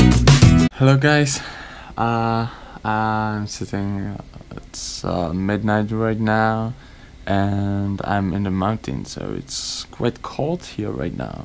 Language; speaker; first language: English; non-native, learner; Czech